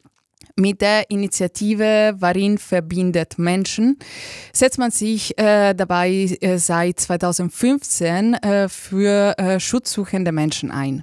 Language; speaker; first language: German; native; German